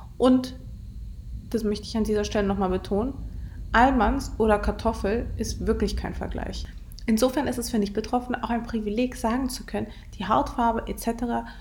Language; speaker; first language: German; early bilingual, other home language; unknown